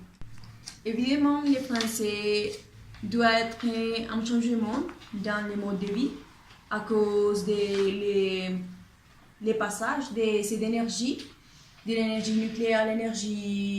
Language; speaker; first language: French; non-native, learner; Spanish